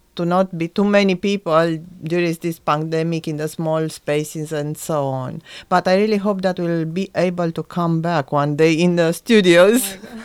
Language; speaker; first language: English; non-native, fluent; Romanian